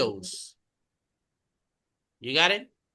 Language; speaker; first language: English; non-native, fluent; Spanish